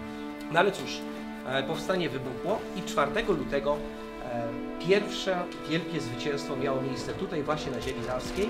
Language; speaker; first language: Polish; native; Polish